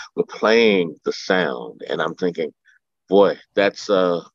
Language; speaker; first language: English; native; English